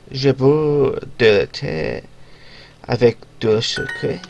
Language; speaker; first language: French; non-native, learner; English